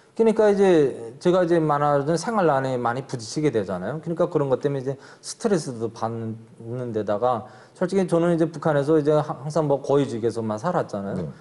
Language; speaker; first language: Korean; native; Korean